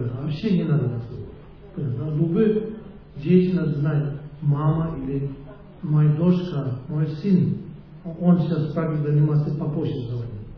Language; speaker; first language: Russian; non-native, learner; Tibetan